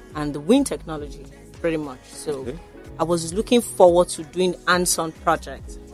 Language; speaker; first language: English; non-native, local second language; Yoruba